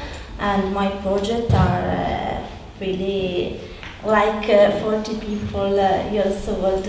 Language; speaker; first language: English; non-native, learner; Italian